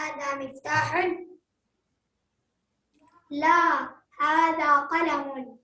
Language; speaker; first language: Arabic; non-native, learner; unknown